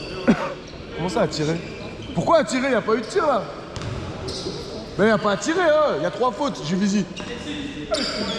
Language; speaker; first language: French; native; French